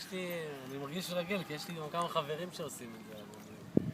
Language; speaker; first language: Hebrew; native; Hebrew